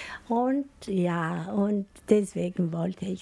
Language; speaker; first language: German; non-native, fluent; Albanian